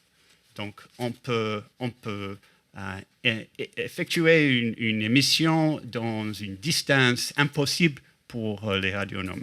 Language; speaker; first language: French; non-native, fluent; English